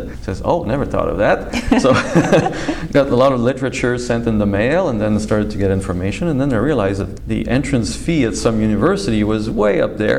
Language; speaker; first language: English; native; English